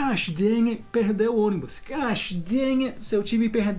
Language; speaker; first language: Portuguese; non-native, fluent; English